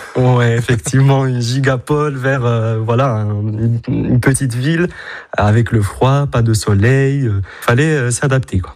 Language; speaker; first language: French; non-native, local second language; Arabic